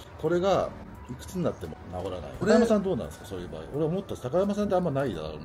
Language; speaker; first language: Japanese; native; Japanese